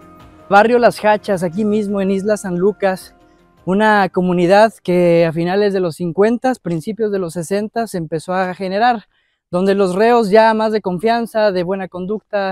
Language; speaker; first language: Spanish; native; Spanish